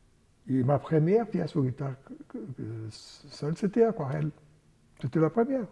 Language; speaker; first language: French; non-native, fluent; Portuguese